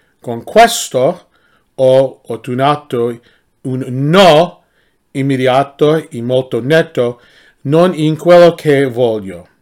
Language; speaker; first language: Italian; non-native, learner; English